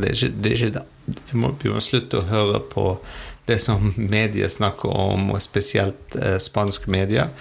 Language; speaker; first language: Norwegian; non-native, fluent; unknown